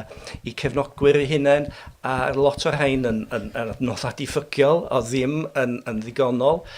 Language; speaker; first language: Welsh; native; Welsh